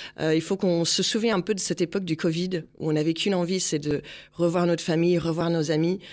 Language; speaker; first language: French; non-native, fluent; English